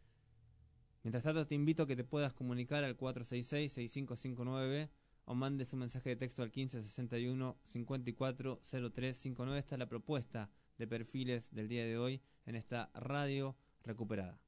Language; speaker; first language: Spanish; native; Spanish